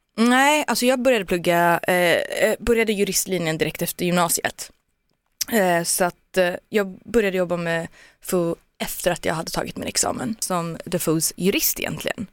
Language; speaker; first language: Swedish; early bilingual, other home language; Turoyo